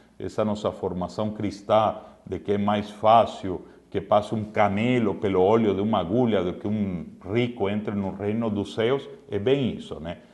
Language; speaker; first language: Portuguese; non-native, fluent; Spanish